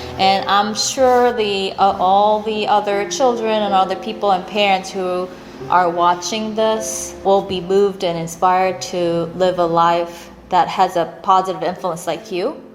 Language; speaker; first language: English; non-native, fluent; Korean